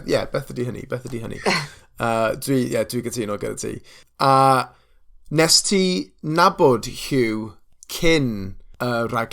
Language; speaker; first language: Welsh; non-native, local second language; English